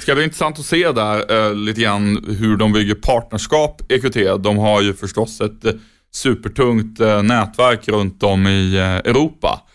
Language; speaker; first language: Swedish; native; Swedish